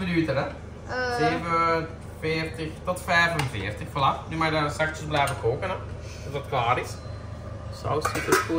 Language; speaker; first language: Dutch; native; Dutch